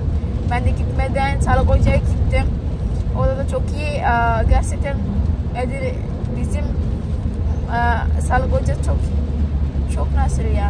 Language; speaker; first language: Turkish; non-native, learner; Indonesian